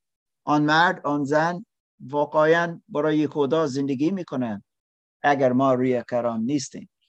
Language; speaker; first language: Persian; non-native, learner; English